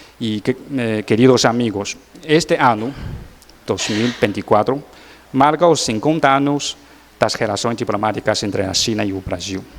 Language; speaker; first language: Portuguese; non-native, learner; Chinese